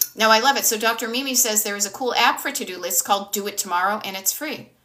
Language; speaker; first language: English; native; English